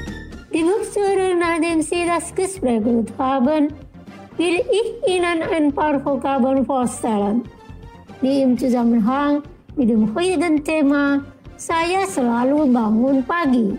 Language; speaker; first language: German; non-native, fluent; Indonesian